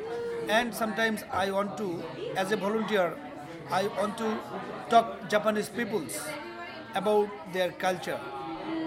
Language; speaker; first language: English; non-native, learner; Bangla